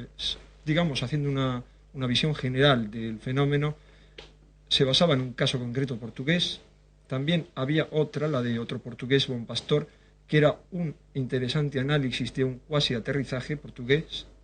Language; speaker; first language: Spanish; native; Spanish